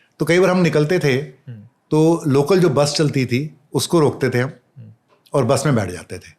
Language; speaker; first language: Hindi; native; Hindi